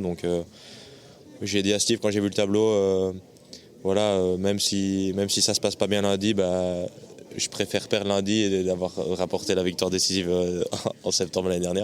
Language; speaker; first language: French; native; French